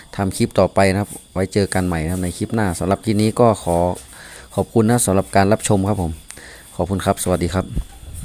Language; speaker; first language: Thai; native; Thai